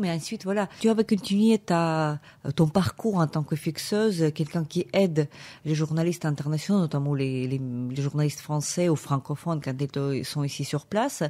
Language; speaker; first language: French; non-native, fluent; Ukrainian